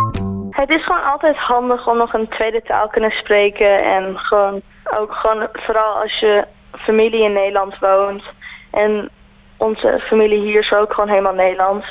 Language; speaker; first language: Dutch; early bilingual, heritage; Dutch